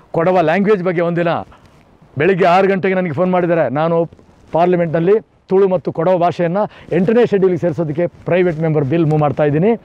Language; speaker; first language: Kannada; non-native, local second language; Kodava